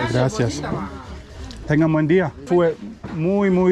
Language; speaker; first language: Spanish; non-native, learner; German